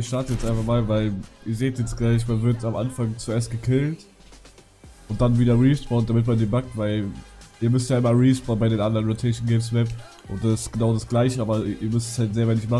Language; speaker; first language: German; native; German